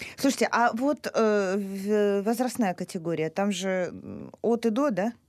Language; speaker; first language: Russian; native; Russian